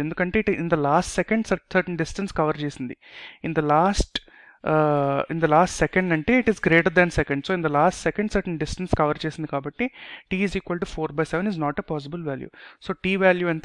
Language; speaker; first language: English; non-native, local second language; Telugu